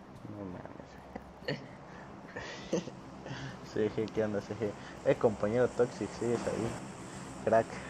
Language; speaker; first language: Spanish; native; Spanish